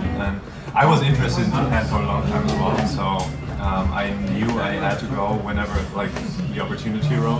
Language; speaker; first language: English; non-native, fluent; German